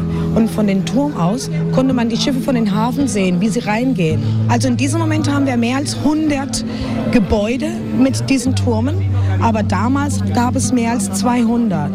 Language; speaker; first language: German; non-native, fluent; Spanish